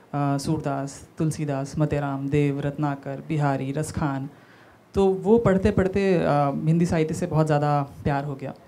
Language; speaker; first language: Hindi; native; Hindi